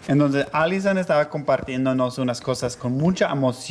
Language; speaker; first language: Spanish; non-native, fluent; English